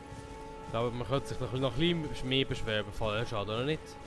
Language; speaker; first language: German; native; German